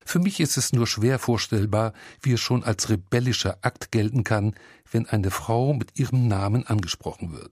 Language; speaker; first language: German; native; German